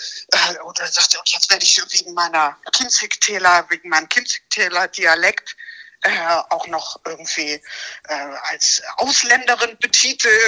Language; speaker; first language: German; native; German